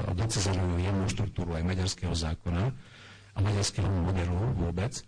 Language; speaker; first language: Slovak; non-native, local second language; Hungarian